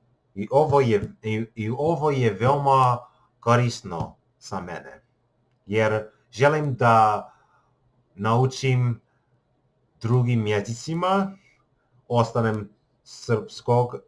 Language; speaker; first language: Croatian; non-native, learner; English